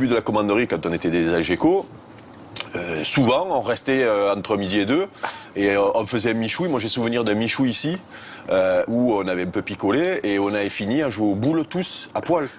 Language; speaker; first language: French; native; French